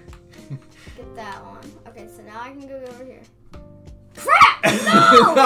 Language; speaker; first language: English; native; English